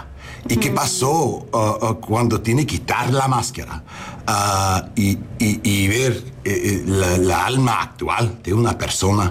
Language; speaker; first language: Spanish; early bilingual, heritage; English